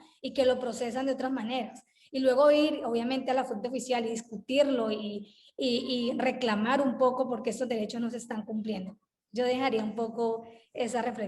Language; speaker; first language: Spanish; native; Spanish